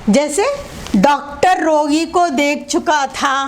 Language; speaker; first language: Hindi; non-native, local second language; Telugu